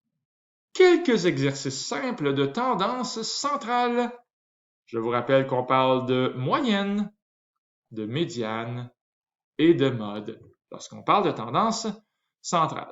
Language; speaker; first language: French; native; French